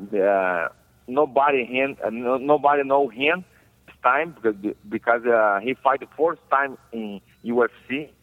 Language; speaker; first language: English; non-native, learner; Portuguese